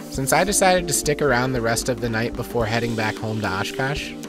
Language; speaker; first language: English; native; English